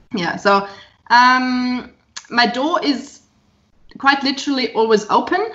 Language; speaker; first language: English; non-native, fluent; German